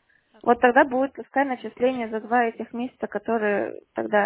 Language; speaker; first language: Russian; native; Russian